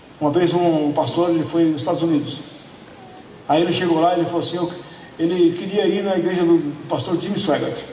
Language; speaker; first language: Portuguese; native; Portuguese